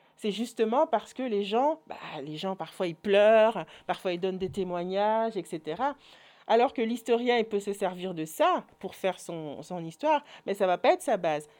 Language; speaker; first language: French; native; French